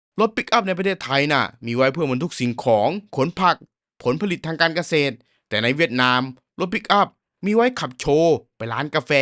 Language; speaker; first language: Thai; native; Thai